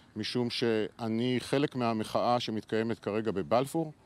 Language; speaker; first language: Hebrew; native; Hebrew